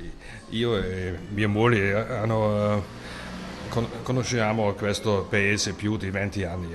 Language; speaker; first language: Italian; non-native, learner; German